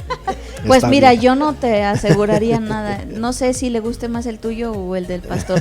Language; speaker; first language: Spanish; native; Spanish